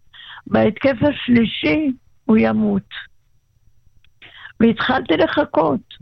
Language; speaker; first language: Hebrew; non-native, local second language; German